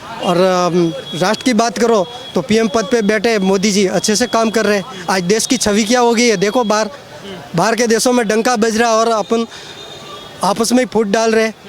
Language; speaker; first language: Hindi; native; Hindi